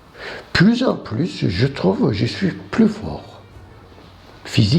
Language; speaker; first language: French; non-native, learner; Turkish